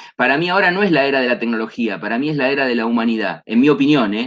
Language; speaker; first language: Spanish; native; Spanish